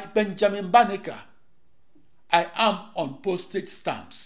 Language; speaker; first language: English; non-native, local second language; Igbo